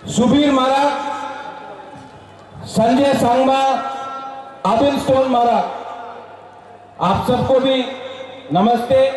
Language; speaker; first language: Hindi; non-native, local second language; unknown